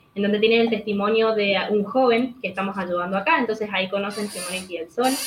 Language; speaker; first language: Spanish; native; Spanish